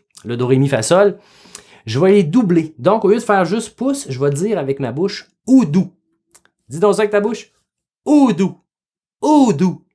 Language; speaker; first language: French; native; French